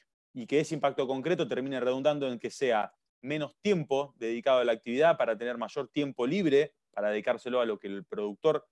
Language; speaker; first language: Spanish; native; Spanish